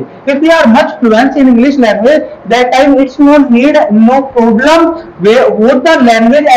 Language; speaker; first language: English; non-native, local second language; Hindi